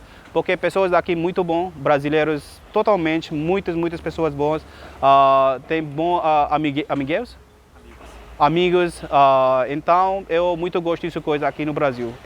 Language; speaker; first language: Portuguese; non-native, learner; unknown